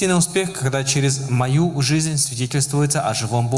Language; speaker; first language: Russian; native; Russian